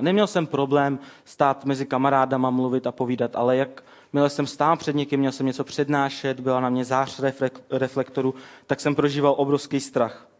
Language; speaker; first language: Czech; native; Czech